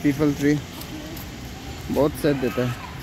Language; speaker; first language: Hindi; non-native, local second language; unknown